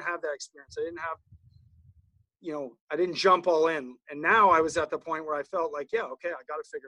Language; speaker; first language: English; native; English